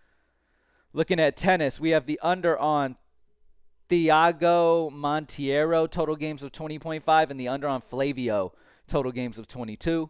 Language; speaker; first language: English; native; English